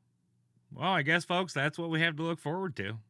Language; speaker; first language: English; native; English